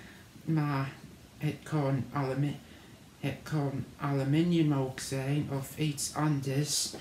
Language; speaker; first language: Dutch; non-native, learner; English